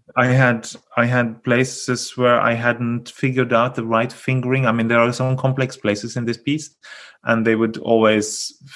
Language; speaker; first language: English; non-native, fluent; Norwegian